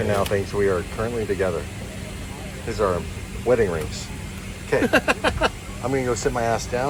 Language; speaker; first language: English; native; English